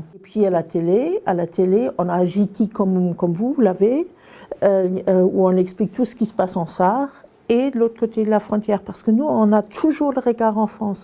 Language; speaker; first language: French; non-native, fluent; German